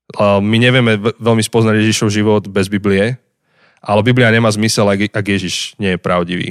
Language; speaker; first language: Slovak; native; Slovak